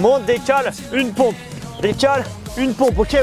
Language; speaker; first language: French; native; French